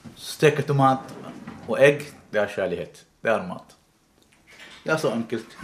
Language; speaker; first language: Norwegian; non-native, fluent; Arabic